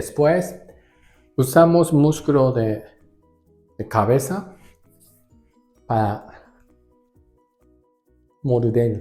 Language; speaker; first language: Spanish; non-native, learner; Japanese